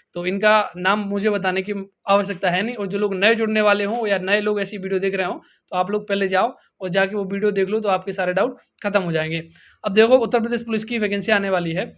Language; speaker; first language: Hindi; native; Hindi